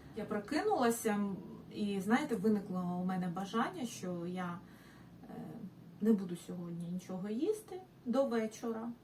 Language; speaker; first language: Ukrainian; non-native, local second language; Russian